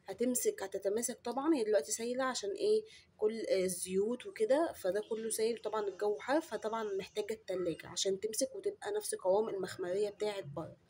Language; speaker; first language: Arabic; native; Arabic